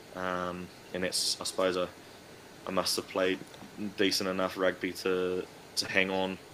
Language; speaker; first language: English; native; English